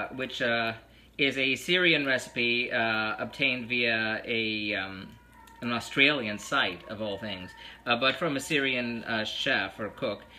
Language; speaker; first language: English; early bilingual, other home language; Spanish